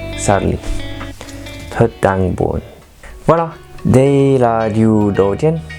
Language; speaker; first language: Vietnamese; non-native, learner; French